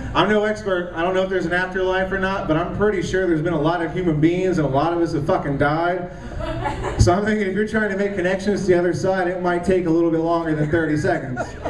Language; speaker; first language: English; native; English